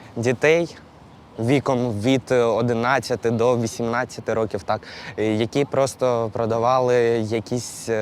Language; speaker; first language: Ukrainian; native; Ukrainian